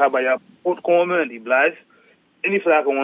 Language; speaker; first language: Dutch; non-native, learner; English